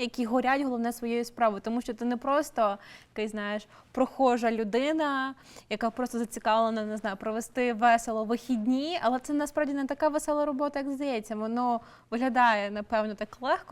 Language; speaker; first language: Ukrainian; native; Ukrainian